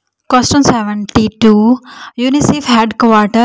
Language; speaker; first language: English; non-native, local second language; Urdu